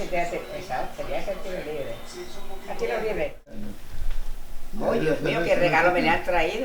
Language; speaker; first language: Spanish; native; Spanish